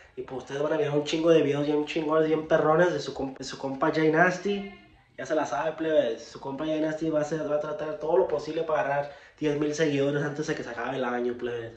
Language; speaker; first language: Spanish; early bilingual, heritage; Spanish